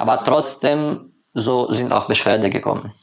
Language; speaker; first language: German; non-native, learner; Romanian